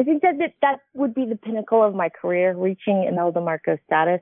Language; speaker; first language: English; native; English